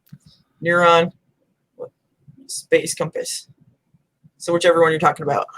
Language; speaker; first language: English; native; English